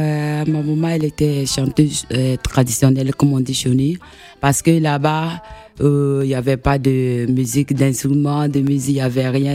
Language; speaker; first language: French; non-native, local second language; Mandingo